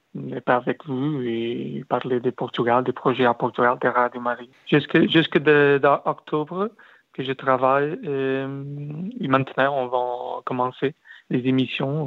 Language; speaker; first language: French; non-native, learner; Portuguese